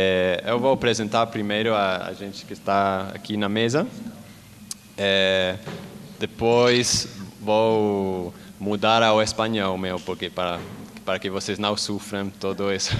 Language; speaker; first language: Portuguese; non-native, learner; Spanish